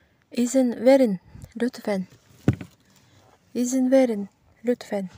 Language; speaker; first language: Turkish; non-native, fluent; Kyrgyz